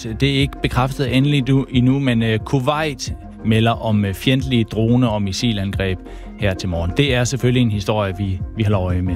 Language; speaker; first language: Danish; native; Danish